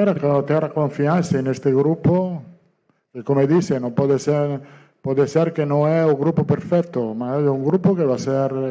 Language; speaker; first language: Portuguese; non-native, fluent; Italian